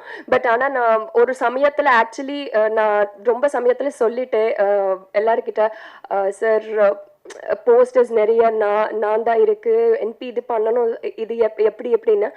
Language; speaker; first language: Tamil; non-native, learner; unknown